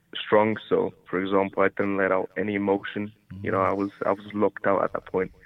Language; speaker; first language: English; early bilingual, other home language; Portuguese